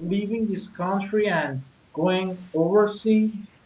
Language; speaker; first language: English; non-native, learner; Persian